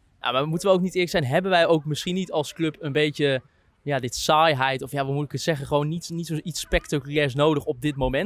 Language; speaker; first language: Dutch; native; Dutch